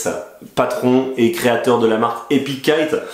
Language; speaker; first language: French; native; French